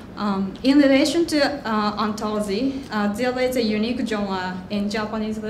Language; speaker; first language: English; non-native, fluent; Japanese